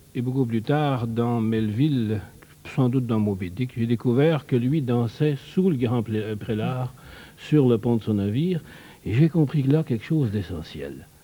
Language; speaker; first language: French; native; French